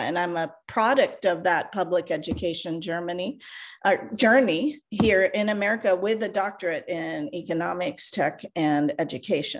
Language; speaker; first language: English; non-native, local second language; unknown